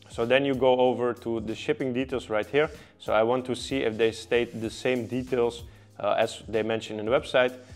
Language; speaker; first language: English; non-native, fluent; Dutch